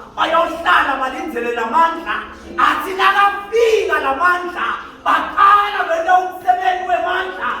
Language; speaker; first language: Zulu; non-native, local second language; Swati